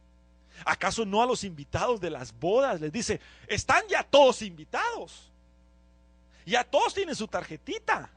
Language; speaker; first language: Spanish; native; Spanish